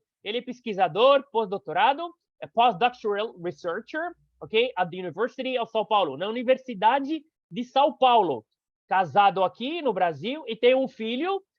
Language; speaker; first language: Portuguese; non-native, fluent; Arabic